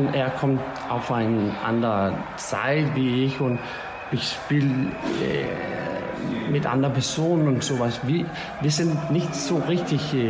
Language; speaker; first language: German; non-native, learner; Danish